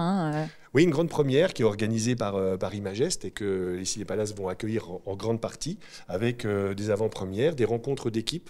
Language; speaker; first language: French; native; French